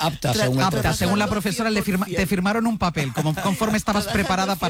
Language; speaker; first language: Spanish; native; Spanish